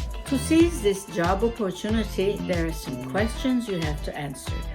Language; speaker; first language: English; non-native, fluent; Turkish